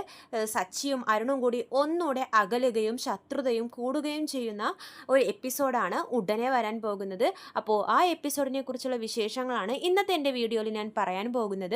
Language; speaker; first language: Malayalam; native; Malayalam